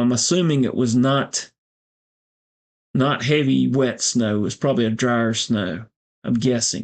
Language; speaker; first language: English; native; English